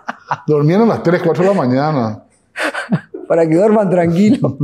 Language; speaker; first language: Spanish; native; Spanish